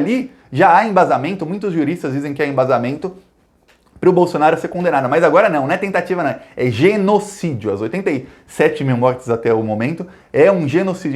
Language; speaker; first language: Portuguese; native; Portuguese